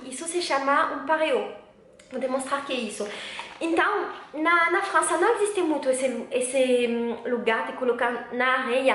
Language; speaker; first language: Portuguese; non-native, learner; French